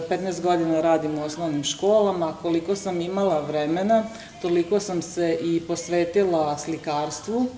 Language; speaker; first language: Serbian; native; Serbian